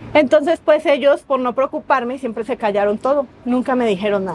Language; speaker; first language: Spanish; native; Spanish